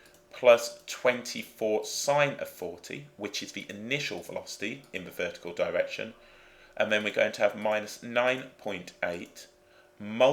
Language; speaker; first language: English; native; English